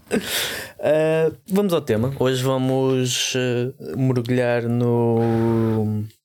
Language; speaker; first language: Portuguese; native; Portuguese